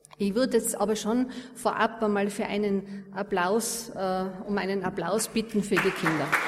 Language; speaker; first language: German; native; German